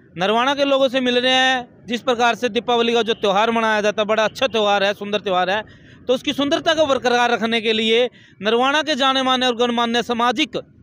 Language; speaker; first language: Hindi; native; Hindi